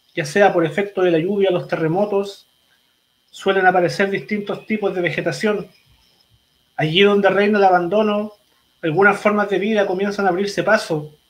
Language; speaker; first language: Spanish; native; Spanish